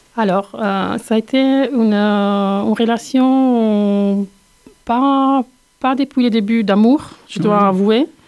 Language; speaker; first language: French; non-native, fluent; Italian